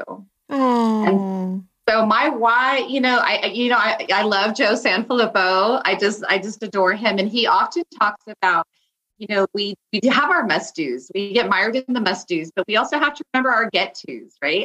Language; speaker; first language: English; native; English